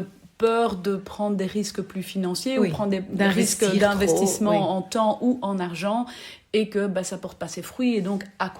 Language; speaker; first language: French; native; French